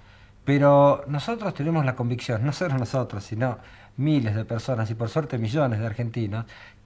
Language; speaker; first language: Spanish; native; Spanish